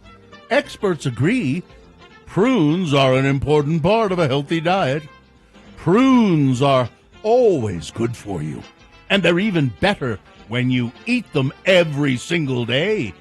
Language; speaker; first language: English; native; English